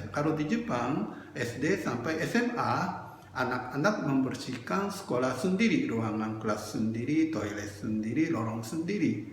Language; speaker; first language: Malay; non-native, fluent; Japanese